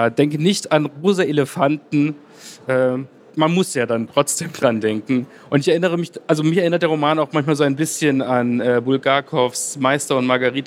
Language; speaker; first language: German; native; German